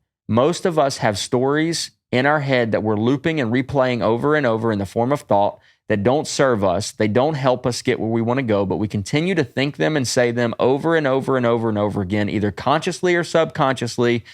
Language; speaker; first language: English; native; English